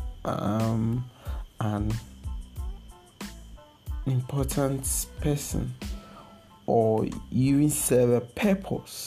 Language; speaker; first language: English; non-native, local second language; Akan